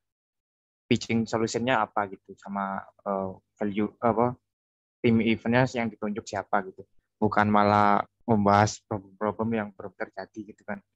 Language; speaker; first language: Indonesian; native; Indonesian